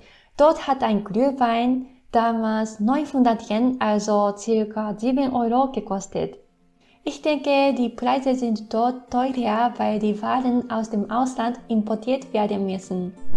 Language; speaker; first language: German; non-native, fluent; Japanese